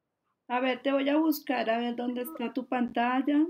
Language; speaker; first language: Spanish; native; Spanish